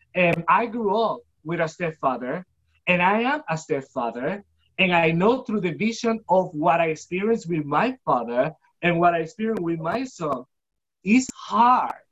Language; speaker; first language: English; non-native, fluent; Spanish